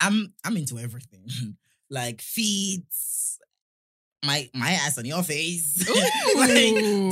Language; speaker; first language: English; non-native, local second language; Yoruba